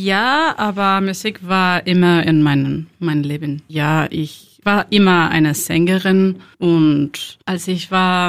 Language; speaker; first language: German; non-native, learner; Spanish